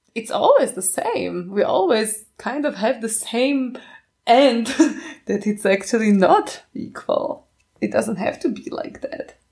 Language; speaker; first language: English; non-native, fluent; Slovak